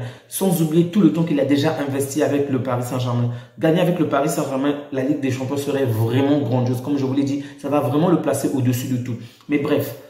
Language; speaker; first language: French; native; French